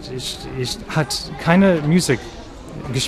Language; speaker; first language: German; non-native, learner; English